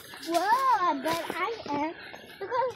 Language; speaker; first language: English; early bilingual, other home language; Nepali